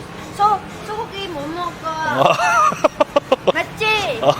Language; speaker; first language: Korean; non-native, learner; Vietnamese